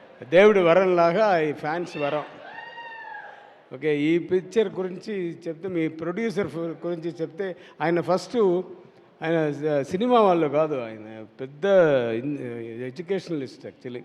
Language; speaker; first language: Telugu; non-native, learner; Tamil